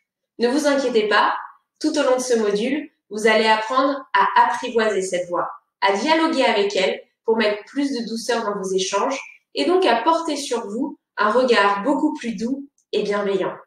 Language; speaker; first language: French; native; French